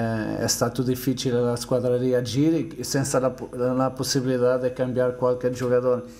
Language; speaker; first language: Italian; non-native, fluent; Portuguese